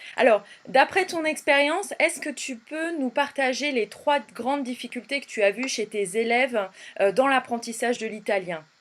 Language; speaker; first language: French; native; French